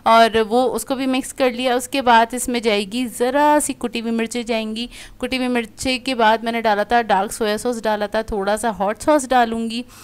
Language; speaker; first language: Hindi; native; Hindi